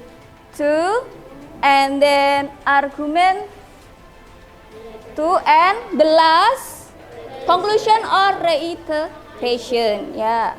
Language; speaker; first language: English; non-native, learner; Indonesian